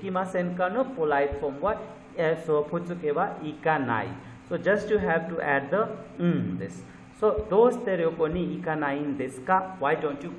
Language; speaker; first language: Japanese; non-native, fluent; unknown